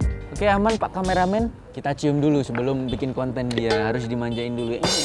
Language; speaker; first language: Indonesian; native; Indonesian